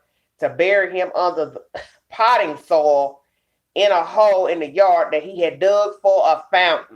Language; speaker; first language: English; native; English